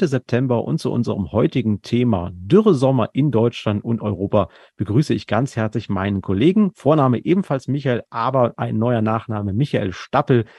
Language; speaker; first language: German; native; German